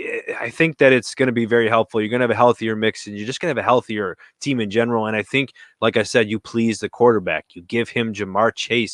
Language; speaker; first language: English; native; English